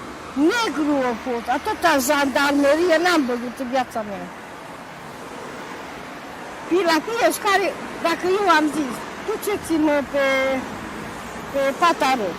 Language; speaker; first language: Romanian; non-native, local second language; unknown